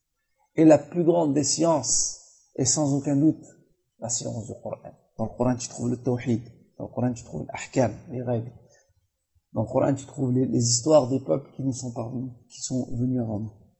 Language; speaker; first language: French; native; French